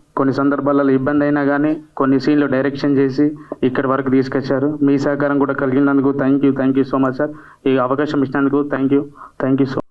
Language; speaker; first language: Telugu; native; Telugu